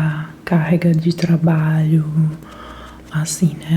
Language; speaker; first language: Portuguese; non-native, fluent; Italian